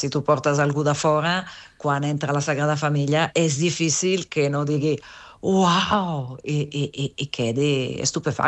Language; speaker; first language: Catalan; non-native, fluent; Italian